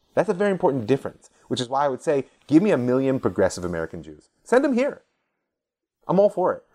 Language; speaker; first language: English; native; English